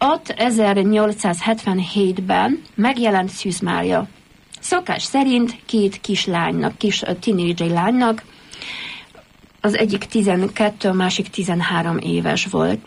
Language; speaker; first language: Hungarian; non-native, fluent; Polish